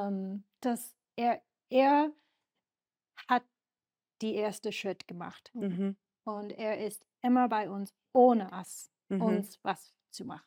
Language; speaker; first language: German; non-native, learner; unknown